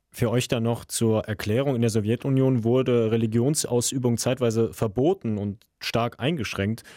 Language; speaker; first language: German; early bilingual, other home language; Russian